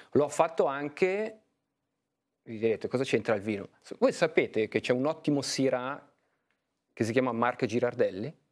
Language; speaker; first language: Italian; native; Italian